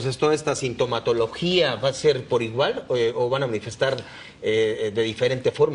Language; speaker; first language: Spanish; native; Spanish